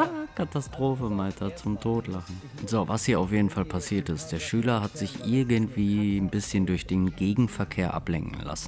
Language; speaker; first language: German; native; German